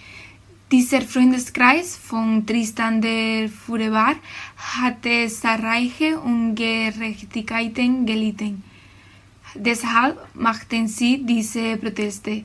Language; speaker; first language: German; non-native, learner; Spanish